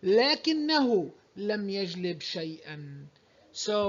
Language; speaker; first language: Arabic; native; Arabic